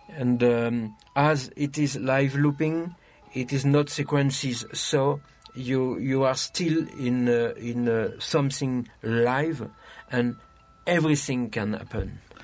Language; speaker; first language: English; non-native, fluent; French